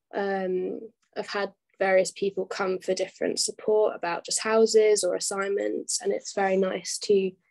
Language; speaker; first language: English; native; English